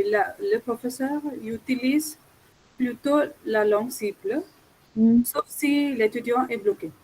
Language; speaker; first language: French; non-native, fluent; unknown